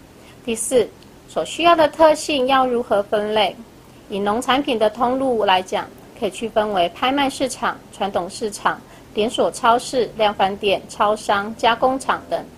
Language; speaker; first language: Chinese; native; Chinese